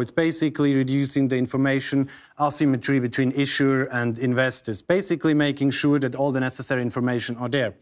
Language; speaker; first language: English; non-native, fluent; German